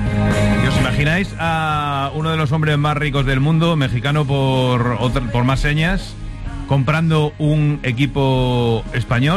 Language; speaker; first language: Spanish; native; Spanish